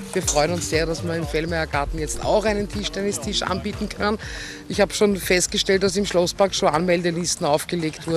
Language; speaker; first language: German; native; German